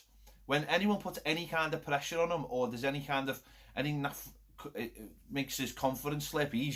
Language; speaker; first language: English; native; English